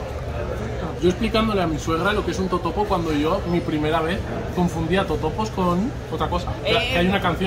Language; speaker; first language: Spanish; native; Spanish